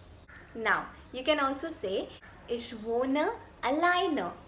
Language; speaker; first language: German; non-native, fluent; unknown